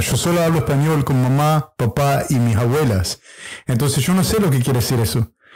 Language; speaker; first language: Spanish; early bilingual, heritage; Spanish